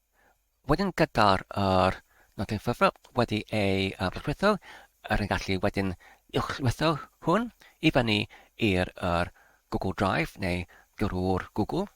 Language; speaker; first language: Welsh; non-native, learner; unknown